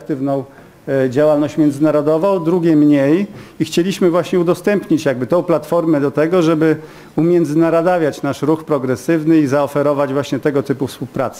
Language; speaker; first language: Polish; native; Polish